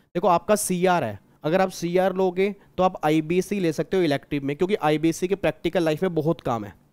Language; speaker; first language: Hindi; native; Hindi